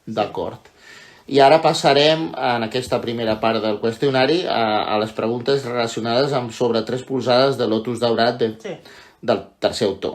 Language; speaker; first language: Catalan; native; Catalan